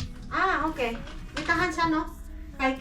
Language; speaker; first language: Finnish; non-native, learner; Filipino